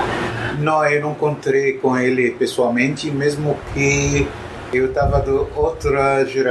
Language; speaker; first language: Portuguese; non-native, fluent; Arabic